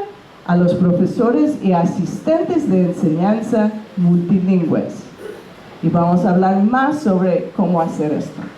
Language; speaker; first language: Spanish; non-native, fluent; English